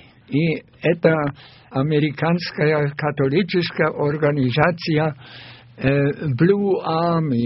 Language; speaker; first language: Russian; non-native, fluent; German